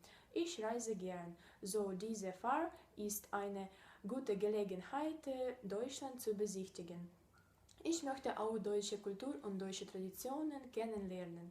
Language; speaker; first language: German; non-native, learner; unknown